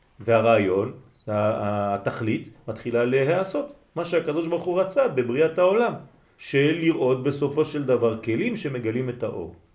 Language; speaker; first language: Hebrew; non-native, fluent; French